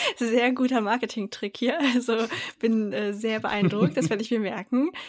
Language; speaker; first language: German; native; German